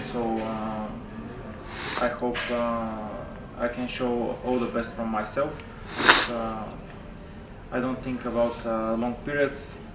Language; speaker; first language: English; non-native, fluent; Bulgarian